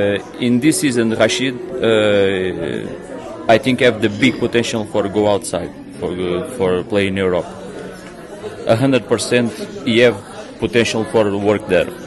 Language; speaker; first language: English; non-native, learner; Portuguese